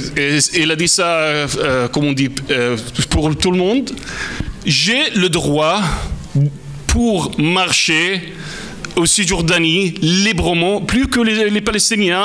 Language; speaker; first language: French; non-native, fluent; Arabic